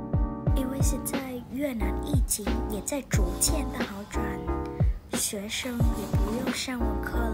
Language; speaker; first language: Chinese; non-native, learner; Vietnamese